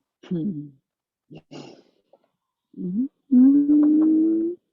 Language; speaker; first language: Japanese; non-native, fluent; English